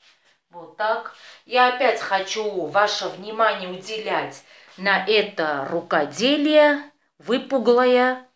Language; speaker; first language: Russian; non-native, fluent; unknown